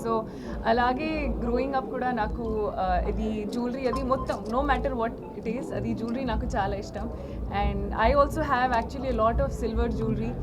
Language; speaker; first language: Telugu; non-native, learner; Haryanvi